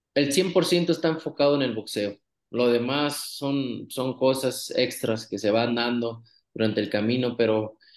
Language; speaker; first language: Spanish; native; Spanish